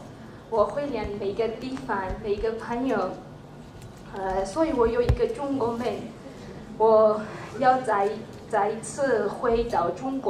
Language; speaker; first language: Chinese; non-native, learner; Georgian